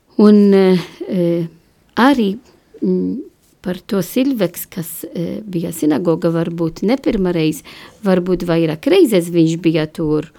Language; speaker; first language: Latvian; non-native, learner; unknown